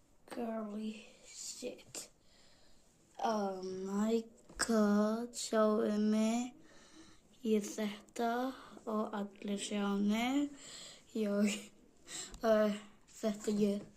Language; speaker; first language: Icelandic; non-native, learner; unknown